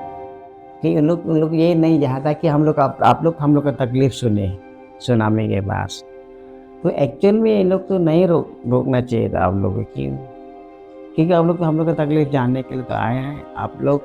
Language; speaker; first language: Hindi; non-native, local second language; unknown